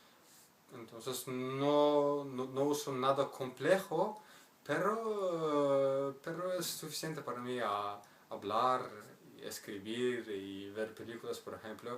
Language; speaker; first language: Spanish; non-native, learner; Kazakh